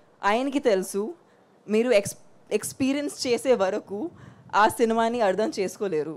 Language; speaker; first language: Telugu; non-native, fluent; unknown